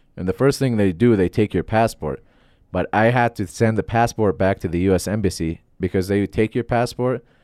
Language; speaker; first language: English; non-native, fluent; Arabic